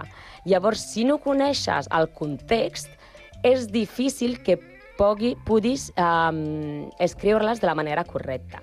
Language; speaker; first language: Catalan; non-native, learner; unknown